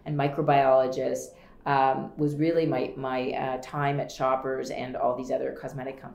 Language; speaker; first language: English; native; English